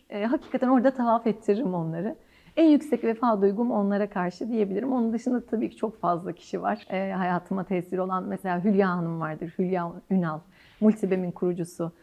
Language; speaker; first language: Turkish; native; Turkish